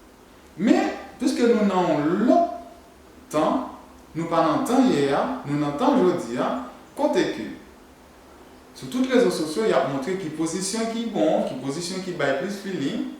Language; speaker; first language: French; non-native, learner; Haitian Creole